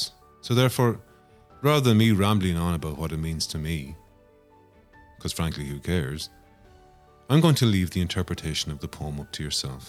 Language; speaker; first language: English; native; English